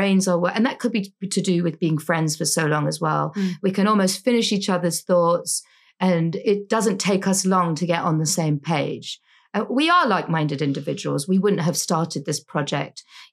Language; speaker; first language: English; native; English